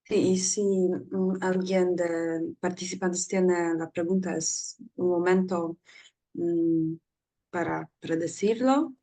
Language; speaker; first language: Spanish; non-native, learner; Polish